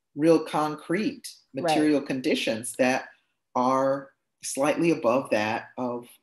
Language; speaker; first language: English; native; English